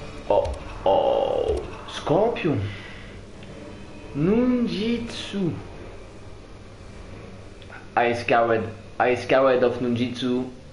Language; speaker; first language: English; non-native, learner; French